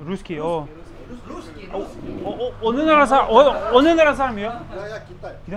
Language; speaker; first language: Korean; non-native, learner; Russian